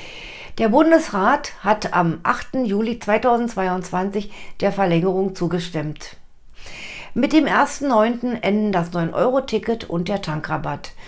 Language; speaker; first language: German; native; German